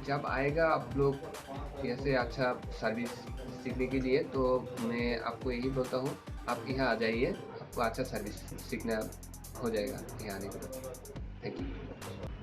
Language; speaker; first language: Hindi; non-native, learner; Bangla